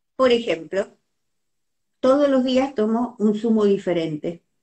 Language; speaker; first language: Spanish; native; Spanish